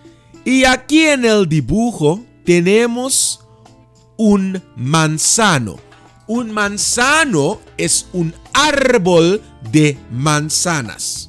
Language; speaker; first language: Spanish; non-native, fluent; Dutch